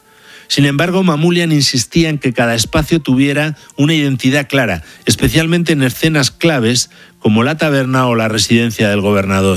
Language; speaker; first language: Spanish; native; Spanish